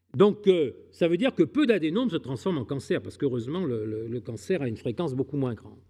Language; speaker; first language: French; native; French